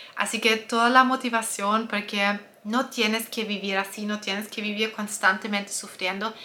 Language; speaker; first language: Spanish; non-native, fluent; German